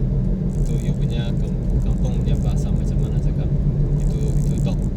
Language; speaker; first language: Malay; non-native, local second language; Chinese